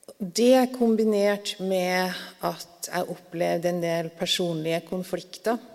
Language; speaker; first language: Norwegian; native; Norwegian